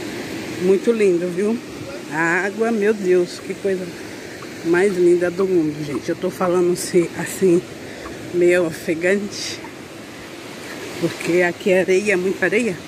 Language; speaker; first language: Portuguese; native; Portuguese